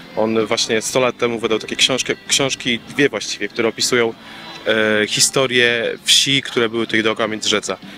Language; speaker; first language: Polish; native; Polish